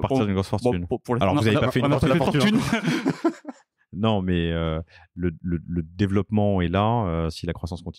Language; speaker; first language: French; native; French